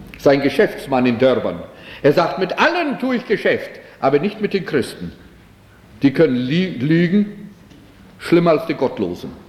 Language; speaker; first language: German; early bilingual, heritage; German